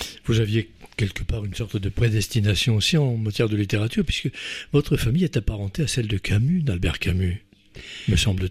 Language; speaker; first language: French; native; French